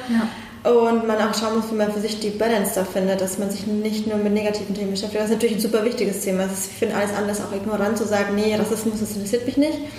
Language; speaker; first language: German; early bilingual, other home language; Persian